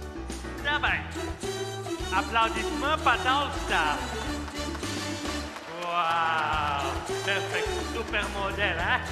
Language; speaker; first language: Russian; non-native, learner; German